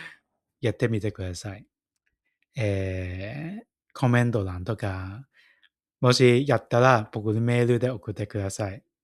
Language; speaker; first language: Japanese; non-native, fluent; Cantonese